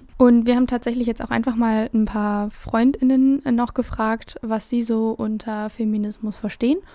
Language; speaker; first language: German; native; German